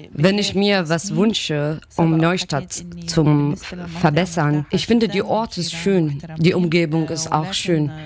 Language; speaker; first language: German; non-native, learner; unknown